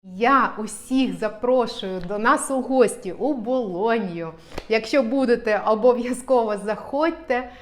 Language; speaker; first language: Ukrainian; non-native, local second language; Russian